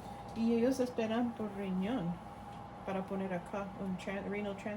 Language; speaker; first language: Spanish; early bilingual, heritage; Spanish